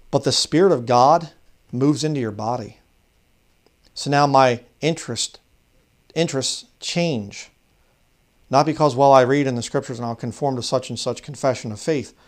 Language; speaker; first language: English; native; English